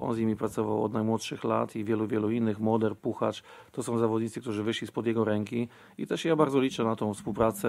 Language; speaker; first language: Polish; native; Polish